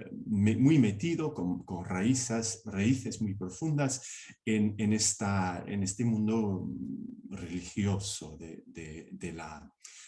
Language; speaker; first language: Spanish; non-native, fluent; English